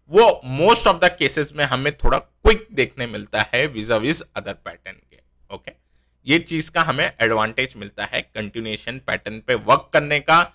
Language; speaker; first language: Hindi; native; Hindi